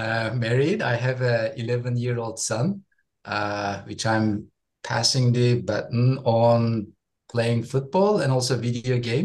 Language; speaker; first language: English; non-native, fluent; Turkish